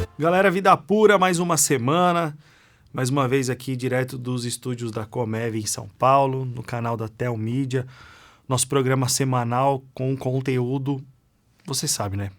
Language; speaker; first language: Portuguese; native; Portuguese